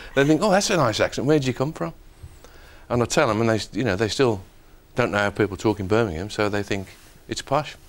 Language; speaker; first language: English; native; English